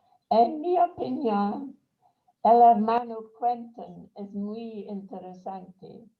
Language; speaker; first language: Spanish; non-native, fluent; English